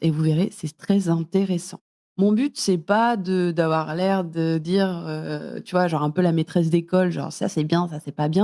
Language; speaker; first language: French; native; French